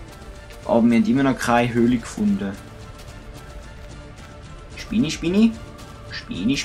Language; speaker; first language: German; native; German